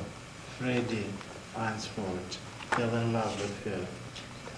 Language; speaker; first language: English; non-native, fluent; Russian